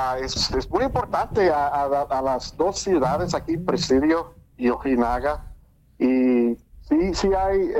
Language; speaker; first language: Spanish; early bilingual, heritage; Spanish